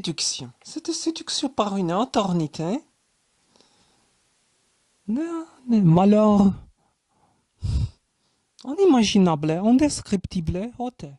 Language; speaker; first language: French; non-native, learner; German